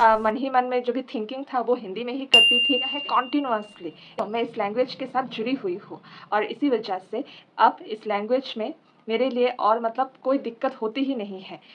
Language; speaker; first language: Hindi; non-native, local second language; Assamese